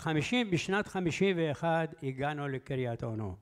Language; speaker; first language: Hebrew; early bilingual, other home language; Arabic